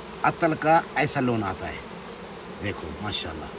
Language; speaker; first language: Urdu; non-native, learner; Nepali